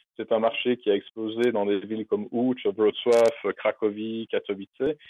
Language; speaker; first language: French; native; French